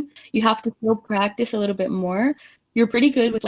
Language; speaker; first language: English; non-native, fluent; Spanish